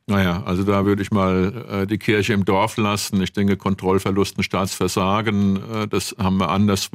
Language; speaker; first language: German; native; German